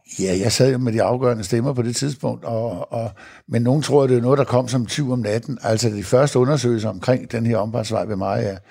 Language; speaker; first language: Danish; native; Danish